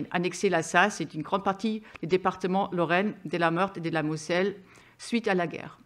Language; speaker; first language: French; non-native, fluent; German